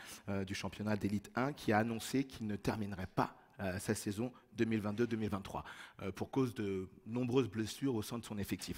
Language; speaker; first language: French; native; French